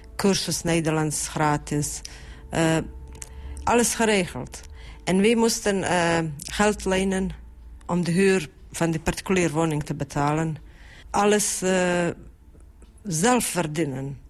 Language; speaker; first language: Dutch; non-native, fluent; Bosnian